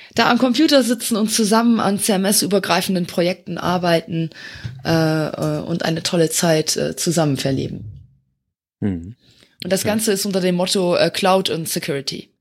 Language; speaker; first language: German; non-native, local second language; Luxembourgish